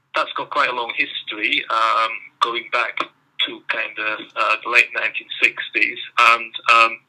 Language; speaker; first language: English; non-native, fluent; Dutch